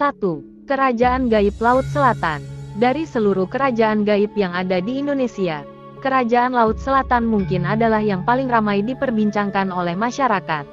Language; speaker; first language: Indonesian; native; Indonesian